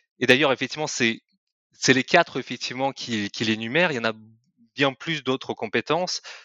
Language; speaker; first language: French; non-native, fluent; Russian